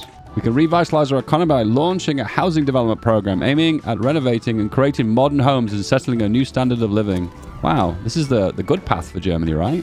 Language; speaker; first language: English; native; English